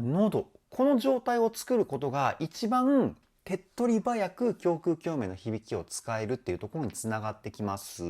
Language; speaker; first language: Japanese; native; Japanese